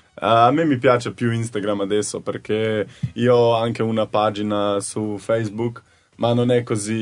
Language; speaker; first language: Italian; non-native, learner; Slovenian